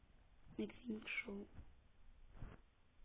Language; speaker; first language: Albanian; early bilingual, heritage; Albanian